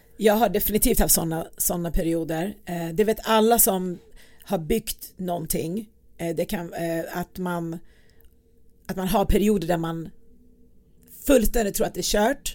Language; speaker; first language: Swedish; early bilingual, other home language; Persian